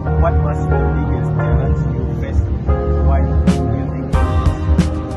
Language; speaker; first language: English; non-native, learner; Indonesian